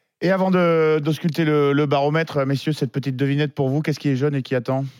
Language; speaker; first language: French; native; French